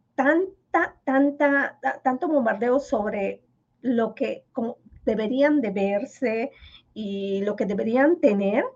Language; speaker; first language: Spanish; non-native, local second language; Yucateco